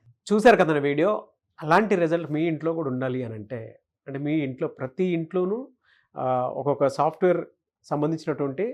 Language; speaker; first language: Telugu; native; Telugu